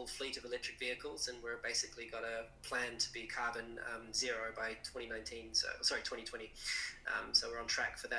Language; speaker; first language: English; native; English